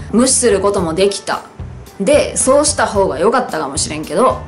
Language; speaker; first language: Japanese; native; Japanese